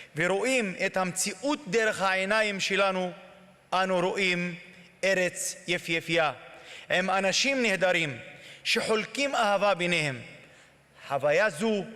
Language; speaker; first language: Hebrew; non-native, local second language; Arabic